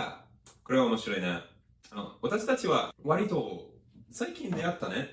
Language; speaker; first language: Japanese; non-native, learner; English